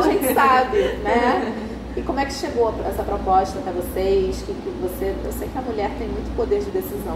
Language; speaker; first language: Portuguese; native; Portuguese